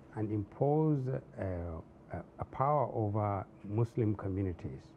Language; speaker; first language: English; non-native, local second language; Hausa